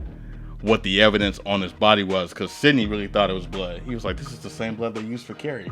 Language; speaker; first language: English; native; English